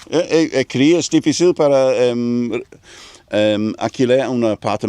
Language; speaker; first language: Spanish; non-native, learner; English